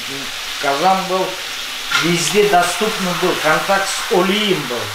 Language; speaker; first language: Russian; non-native, fluent; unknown